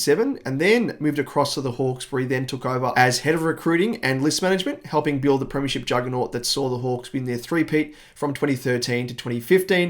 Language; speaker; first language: English; native; English